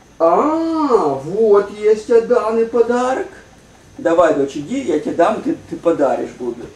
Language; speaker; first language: Russian; native; Russian